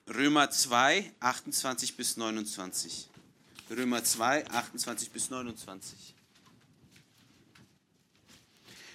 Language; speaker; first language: German; non-native, fluent; English